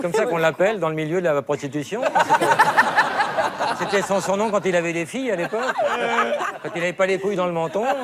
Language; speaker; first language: French; native; French